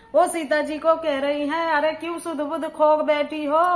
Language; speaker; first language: Hindi; native; Hindi